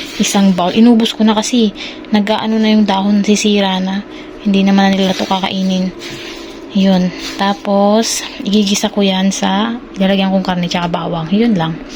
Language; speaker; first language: Filipino; native; Filipino